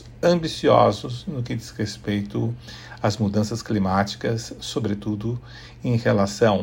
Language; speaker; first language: Portuguese; native; Portuguese